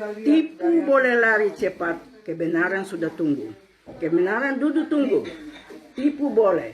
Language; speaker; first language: Indonesian; non-native, local second language; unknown